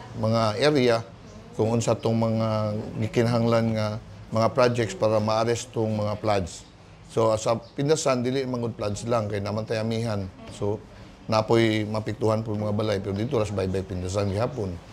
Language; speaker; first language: Cebuano; native; Cebuano